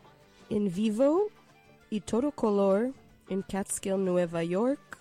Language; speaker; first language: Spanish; non-native, learner; English